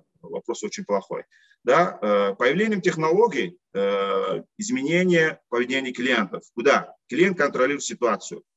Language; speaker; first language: Russian; non-native, local second language; Uzbek